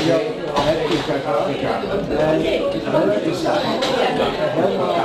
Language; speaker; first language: Dutch; early bilingual, heritage; Dutch